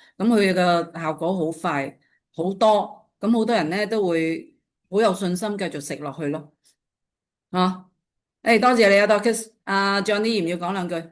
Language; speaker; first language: Cantonese; native; Cantonese